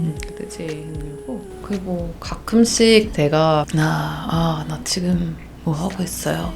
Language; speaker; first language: Korean; non-native, fluent; Portuguese